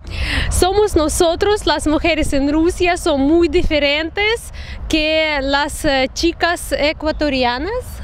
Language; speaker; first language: Spanish; non-native, fluent; Russian